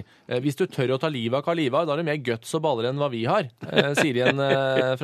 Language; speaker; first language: Norwegian; native; Norwegian